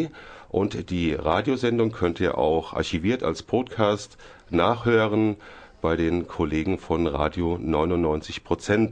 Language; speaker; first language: German; native; German